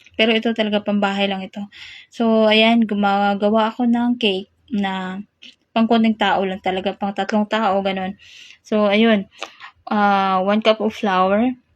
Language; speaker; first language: Filipino; non-native, local second language; Cebuano